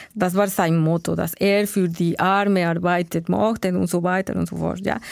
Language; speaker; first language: German; non-native, learner; Spanish